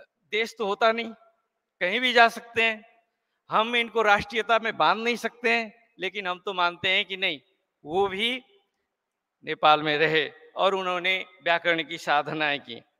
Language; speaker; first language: Hindi; non-native, fluent; Nepali